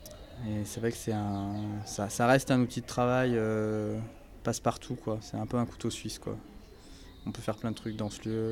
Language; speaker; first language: French; native; French